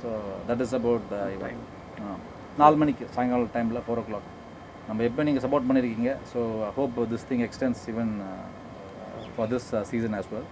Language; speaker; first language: Tamil; native; Tamil